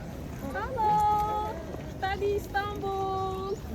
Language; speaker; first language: Indonesian; non-native, learner; Turkish